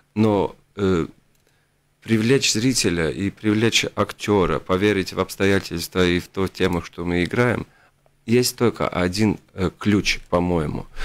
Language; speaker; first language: Russian; non-native, local second language; Latvian